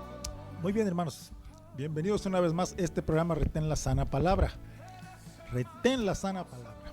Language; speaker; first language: Spanish; native; Spanish